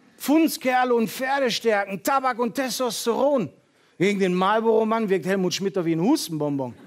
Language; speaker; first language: German; early bilingual, heritage; Dutch